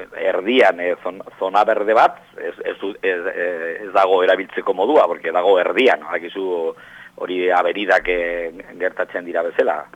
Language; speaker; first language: Basque; non-native, local second language; Spanish